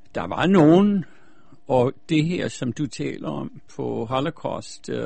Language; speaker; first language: Danish; early bilingual, other home language; German